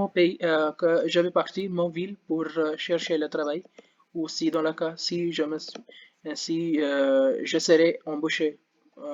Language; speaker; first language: French; non-native, learner; Hindi